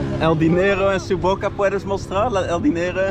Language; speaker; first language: Spanish; non-native, learner; Dutch